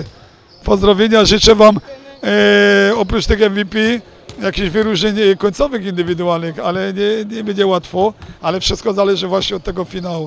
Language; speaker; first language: Polish; native; Polish